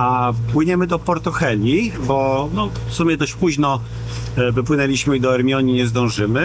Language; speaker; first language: Polish; native; Polish